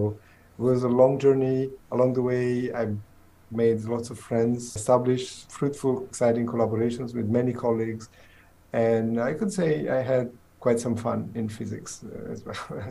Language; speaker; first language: English; non-native, fluent; Italian